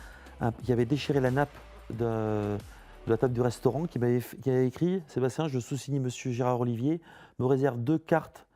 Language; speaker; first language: French; native; French